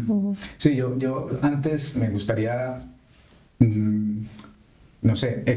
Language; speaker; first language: Spanish; native; Spanish